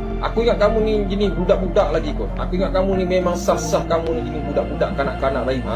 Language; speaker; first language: Malay; native; Malay